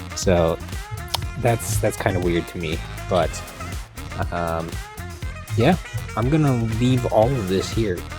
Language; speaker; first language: English; native; English